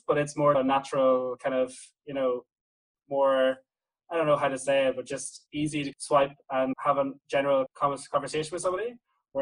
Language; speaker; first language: English; native; English